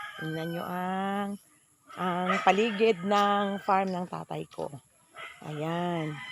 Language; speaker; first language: Filipino; non-native, local second language; Hiligaynon